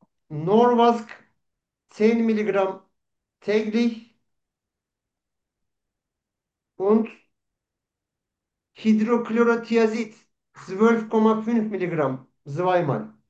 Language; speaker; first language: German; non-native, learner; Turkish